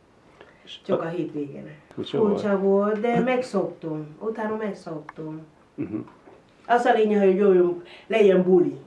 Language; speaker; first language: Hungarian; non-native, learner; Spanish